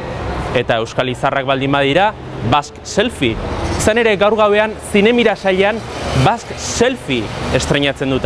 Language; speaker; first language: Basque; native; Basque